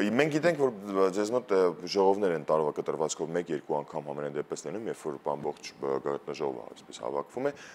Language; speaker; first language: Armenian; native; Armenian